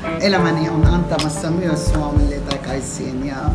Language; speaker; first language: Finnish; non-native, fluent; Arabic